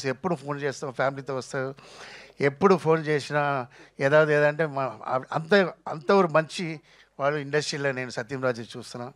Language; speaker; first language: Telugu; non-native, fluent; Tamil